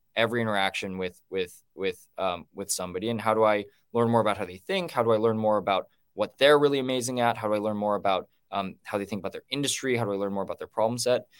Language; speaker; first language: English; native; English